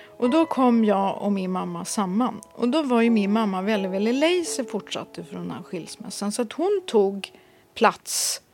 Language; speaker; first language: Swedish; native; Swedish